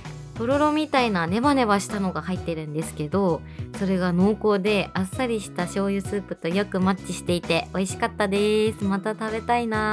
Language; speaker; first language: Japanese; native; Japanese